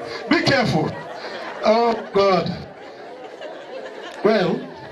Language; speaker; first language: English; non-native, local second language; Swahili